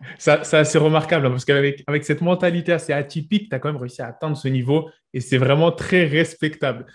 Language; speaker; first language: French; native; French